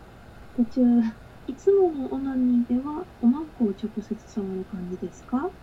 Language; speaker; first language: Japanese; native; Japanese